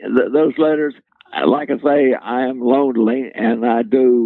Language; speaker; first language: English; native; English